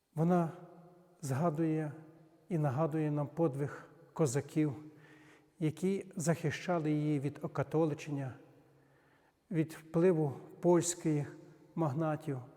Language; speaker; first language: Ukrainian; native; Ukrainian